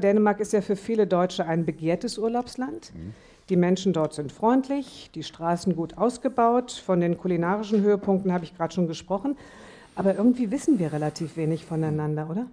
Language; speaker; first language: German; native; German